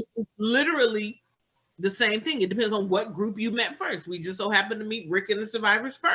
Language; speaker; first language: English; native; English